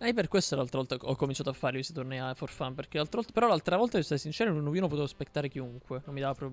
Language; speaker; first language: Italian; native; Italian